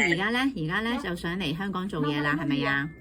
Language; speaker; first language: Cantonese; native; Cantonese